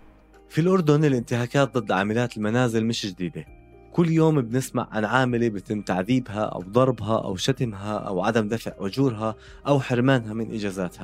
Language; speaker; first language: Arabic; native; Arabic